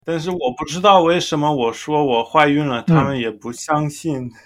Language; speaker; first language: Chinese; non-native, fluent; English